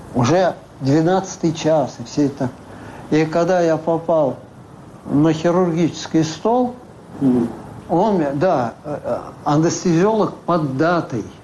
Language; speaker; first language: Russian; native; Russian